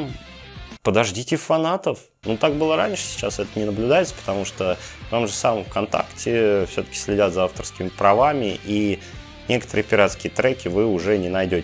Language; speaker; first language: Russian; native; Russian